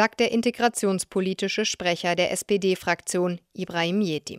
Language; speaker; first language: German; native; German